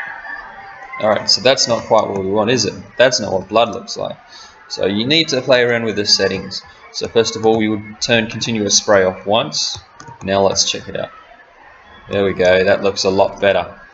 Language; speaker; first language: English; native; English